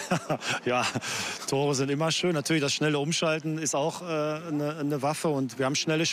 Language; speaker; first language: German; native; German